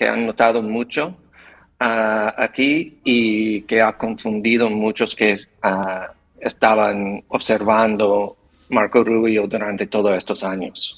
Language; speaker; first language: Spanish; non-native, fluent; English